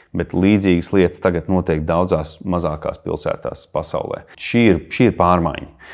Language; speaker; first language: Latvian; early bilingual, heritage; Latvian